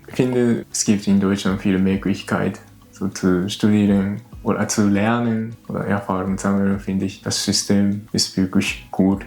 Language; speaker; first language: German; non-native, learner; Japanese